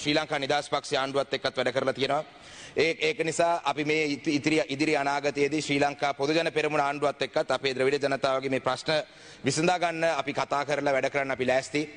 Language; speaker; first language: Sinhala; non-native, local second language; Tamil